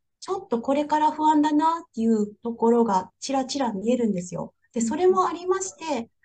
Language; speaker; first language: Japanese; native; Japanese